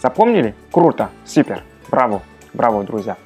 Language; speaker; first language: Russian; non-native, fluent; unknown